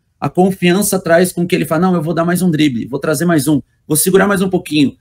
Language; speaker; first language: Portuguese; native; Portuguese